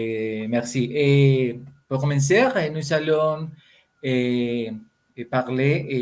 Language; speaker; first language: French; non-native, learner; Spanish